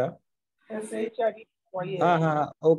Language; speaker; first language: Hindi; non-native, local second language; Bangla